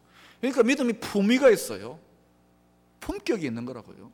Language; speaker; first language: Korean; native; Korean